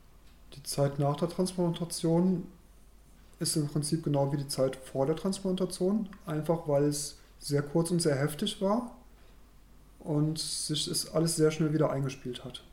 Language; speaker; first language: German; native; German